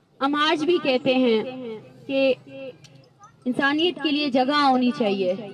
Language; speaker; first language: Urdu; non-native, local second language; Baluchi